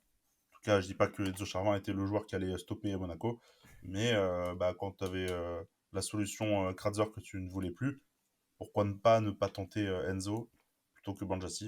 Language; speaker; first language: French; native; French